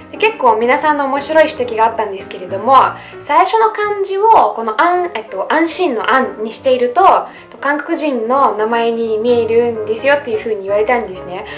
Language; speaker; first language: Japanese; non-native, fluent; Russian